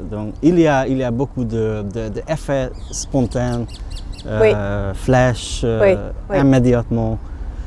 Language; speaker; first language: French; non-native, learner; Hungarian